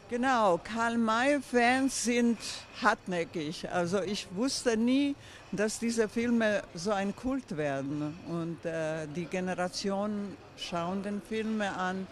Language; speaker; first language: German; non-native, fluent; Croatian